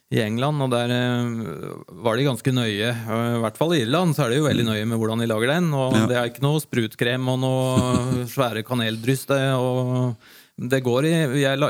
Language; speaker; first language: Norwegian; native; Norwegian